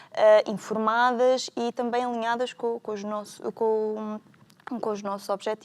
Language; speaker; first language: Portuguese; native; Portuguese